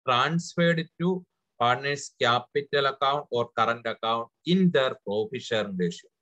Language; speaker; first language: English; non-native, local second language; Malayalam